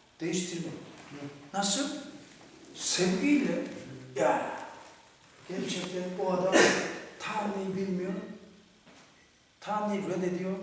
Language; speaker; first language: Turkish; non-native, fluent; Korean